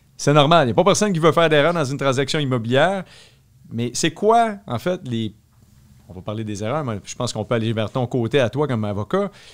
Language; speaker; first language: French; native; French